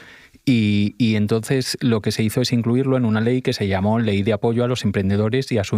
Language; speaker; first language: Spanish; native; Spanish